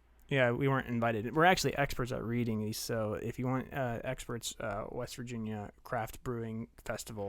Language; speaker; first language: English; native; English